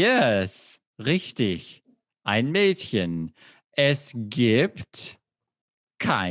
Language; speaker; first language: German; non-native, fluent; English